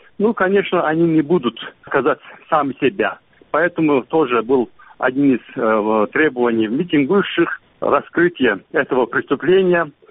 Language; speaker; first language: Russian; non-native, local second language; Azerbaijani